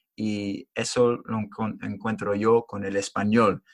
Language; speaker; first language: Spanish; non-native, learner; English